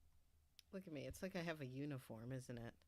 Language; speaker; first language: English; native; English